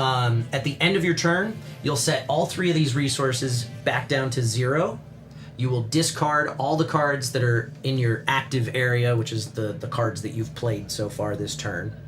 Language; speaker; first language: English; native; English